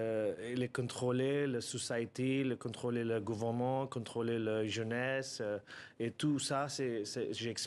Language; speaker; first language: French; non-native, learner; Urdu